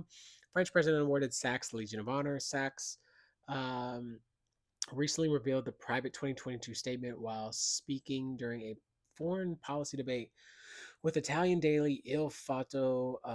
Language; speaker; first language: English; native; English